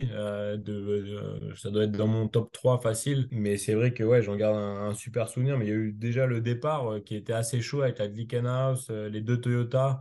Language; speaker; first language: French; native; French